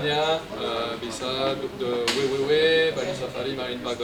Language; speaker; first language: Indonesian; non-native, fluent; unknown